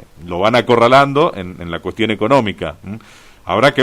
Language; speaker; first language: Spanish; native; Spanish